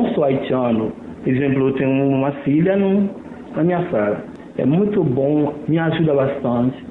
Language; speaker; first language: Portuguese; non-native, learner; Haitian Creole